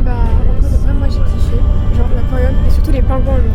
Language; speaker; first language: French; native; French